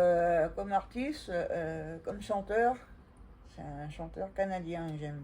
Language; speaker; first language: French; native; French